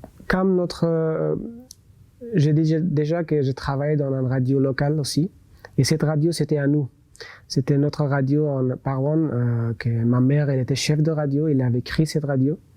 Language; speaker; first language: French; non-native, local second language; Persian